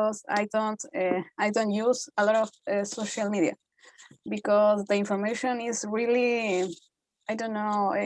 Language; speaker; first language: English; non-native, learner; Spanish